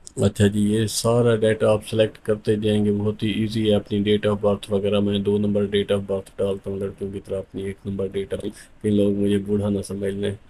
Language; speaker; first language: Urdu; non-native, local second language; Punjabi